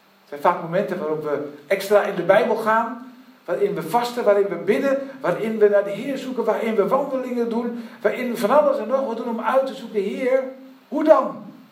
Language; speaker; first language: Dutch; native; Dutch